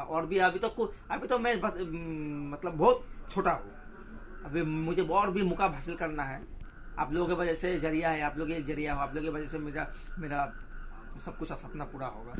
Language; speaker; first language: Hindi; non-native, local second language; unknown